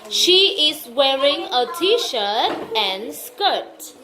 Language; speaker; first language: English; non-native, fluent; Vietnamese